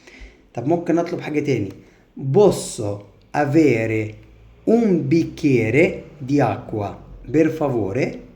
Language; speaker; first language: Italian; non-native, fluent; Arabic